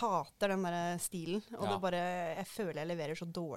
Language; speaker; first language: Norwegian; native; Norwegian